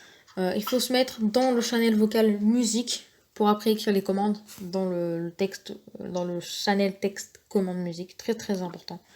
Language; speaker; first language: French; native; French